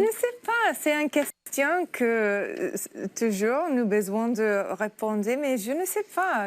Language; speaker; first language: French; non-native, learner; English